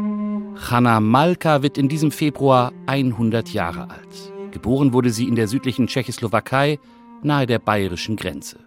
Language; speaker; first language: German; native; German